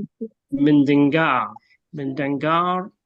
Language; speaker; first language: Indonesian; non-native, learner; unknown